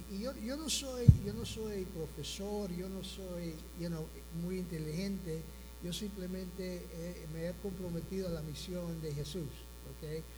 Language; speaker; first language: Spanish; early bilingual, heritage; Spanish